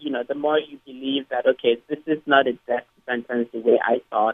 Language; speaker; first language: English; non-native, local second language; Igbo